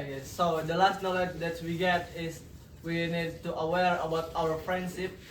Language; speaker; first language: English; non-native, learner; Indonesian